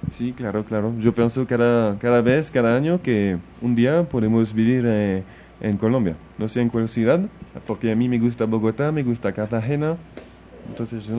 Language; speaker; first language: Spanish; non-native, learner; French